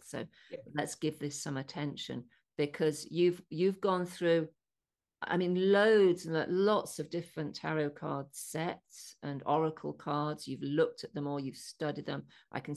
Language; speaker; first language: English; native; English